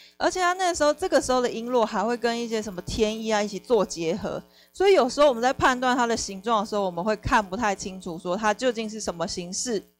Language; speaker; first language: Chinese; native; Chinese